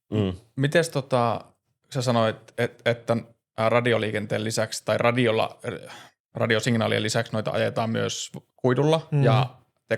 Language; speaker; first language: Finnish; native; Finnish